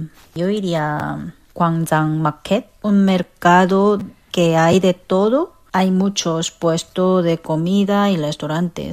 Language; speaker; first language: Spanish; non-native, fluent; Korean